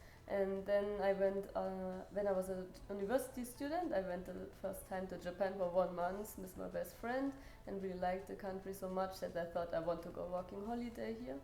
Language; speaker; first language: English; non-native, fluent; German